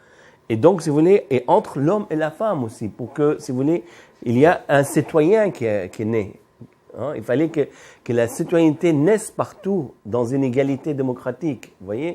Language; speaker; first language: French; non-native, fluent; Arabic